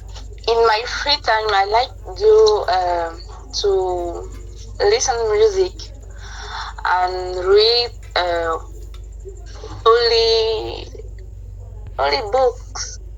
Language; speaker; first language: English; non-native, learner; French